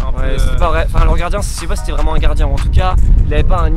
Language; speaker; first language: French; native; French